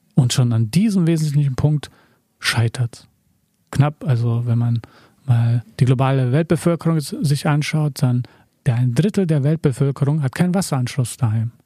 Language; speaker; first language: German; early bilingual, other home language; Serbian